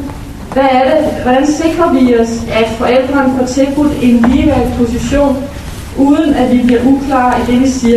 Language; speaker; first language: Danish; native; Danish